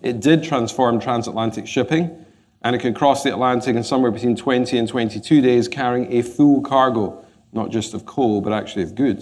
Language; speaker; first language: English; native; English